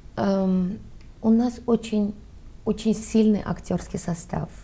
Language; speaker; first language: Russian; non-native, local second language; Armenian